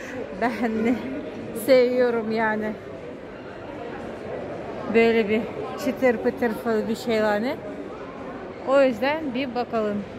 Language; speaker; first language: Turkish; non-native, learner; Russian